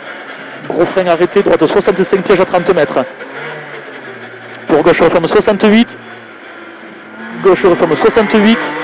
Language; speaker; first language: French; native; French